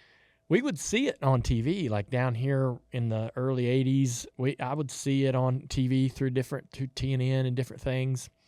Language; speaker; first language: English; native; English